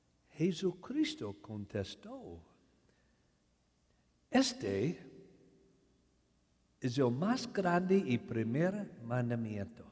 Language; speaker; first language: Spanish; non-native, learner; English